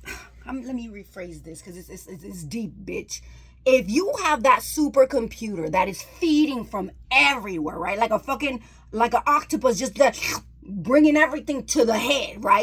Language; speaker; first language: English; native; English